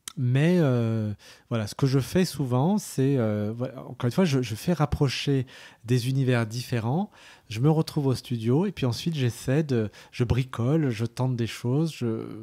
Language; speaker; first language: French; early bilingual, other home language; Arabic